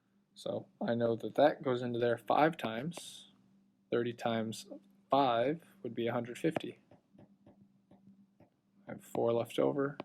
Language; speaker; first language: English; native; English